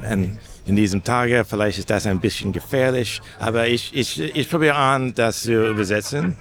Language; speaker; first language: German; non-native, learner; English